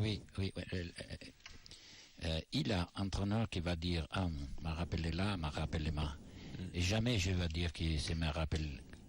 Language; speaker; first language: French; non-native, learner; Italian